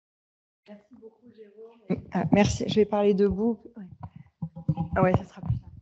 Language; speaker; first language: French; native; French